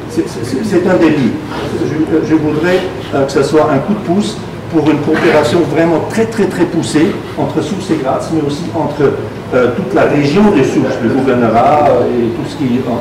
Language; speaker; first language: French; non-native, fluent; German